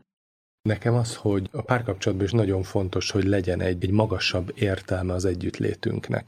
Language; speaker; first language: Hungarian; native; Hungarian